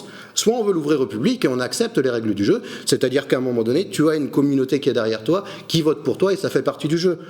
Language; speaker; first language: French; native; French